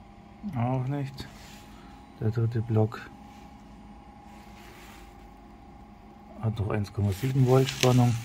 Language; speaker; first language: German; native; German